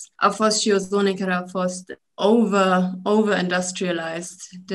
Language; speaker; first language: Romanian; non-native, learner; German